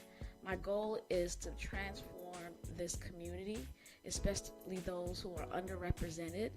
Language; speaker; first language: English; native; English